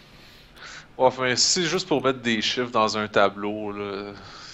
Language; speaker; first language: French; native; French